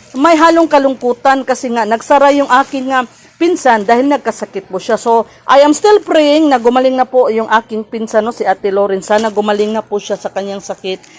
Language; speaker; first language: Filipino; non-native, local second language; Cebuano